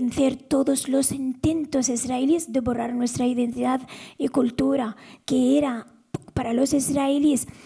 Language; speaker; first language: Spanish; non-native, fluent; Arabic